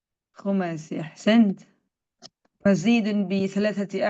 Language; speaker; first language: Arabic; non-native, fluent; Indonesian